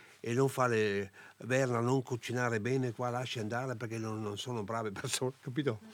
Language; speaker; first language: Italian; non-native, local second language; German